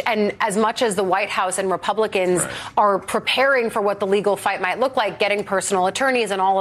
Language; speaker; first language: English; native; English